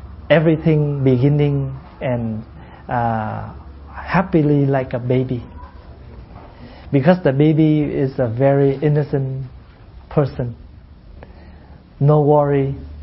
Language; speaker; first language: English; non-native, fluent; Vietnamese